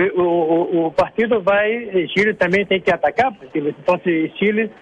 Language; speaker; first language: Spanish; non-native, learner; Portuguese